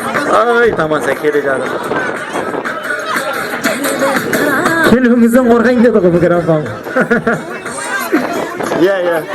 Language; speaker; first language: Kazakh; native; Kazakh